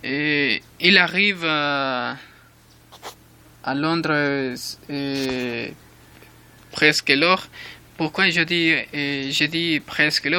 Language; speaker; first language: French; non-native, learner; Spanish